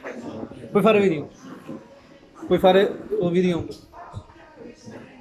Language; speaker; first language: Italian; non-native, learner; Urdu